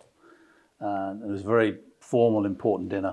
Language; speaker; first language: English; native; English